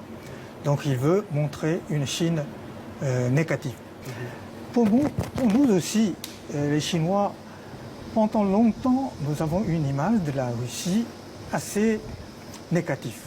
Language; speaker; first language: French; non-native, fluent; Chinese